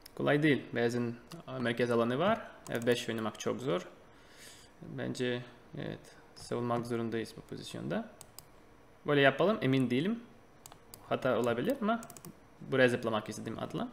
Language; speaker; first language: Turkish; non-native, fluent; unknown